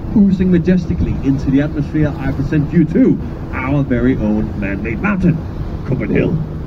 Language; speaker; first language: English; non-native, fluent; Danish